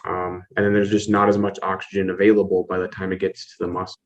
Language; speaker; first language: English; native; English